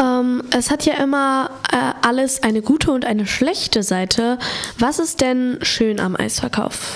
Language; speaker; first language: German; native; German